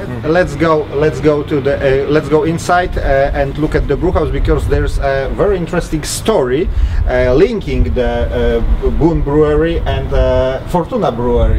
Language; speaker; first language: English; non-native, fluent; Polish